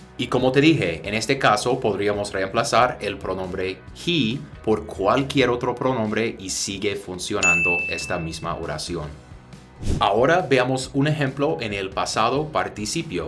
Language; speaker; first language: Spanish; non-native, fluent; English